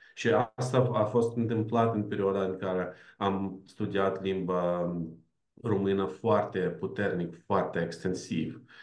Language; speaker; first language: Romanian; non-native, learner; Ukrainian